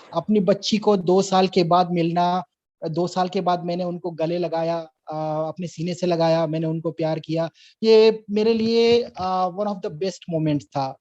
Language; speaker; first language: Hindi; native; Hindi